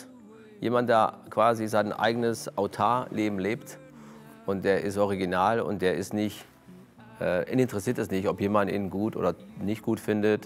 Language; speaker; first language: German; non-native, fluent; English